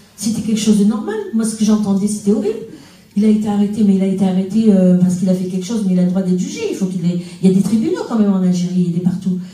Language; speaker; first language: French; non-native, local second language; Arabic